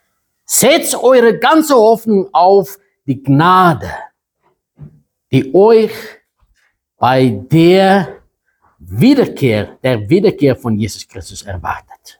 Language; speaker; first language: German; non-native, fluent; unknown